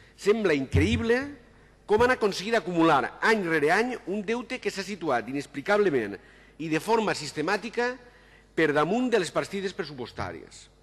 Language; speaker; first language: Catalan; native; Catalan